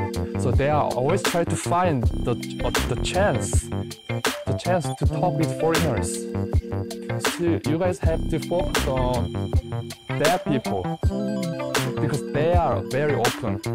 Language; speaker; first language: English; non-native, learner; Korean